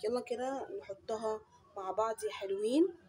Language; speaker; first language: Arabic; native; Arabic